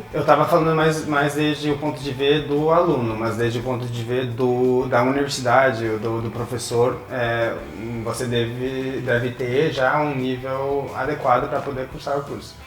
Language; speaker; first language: Portuguese; non-native, fluent; English